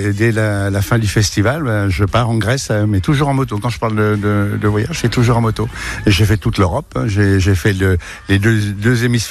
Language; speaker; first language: French; native; French